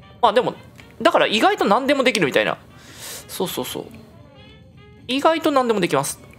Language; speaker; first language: Japanese; native; Japanese